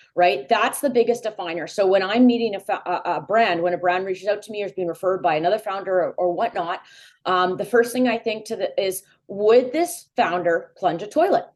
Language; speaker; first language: English; native; English